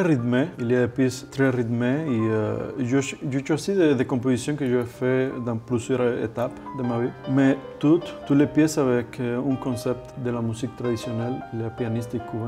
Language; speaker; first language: French; non-native, fluent; Spanish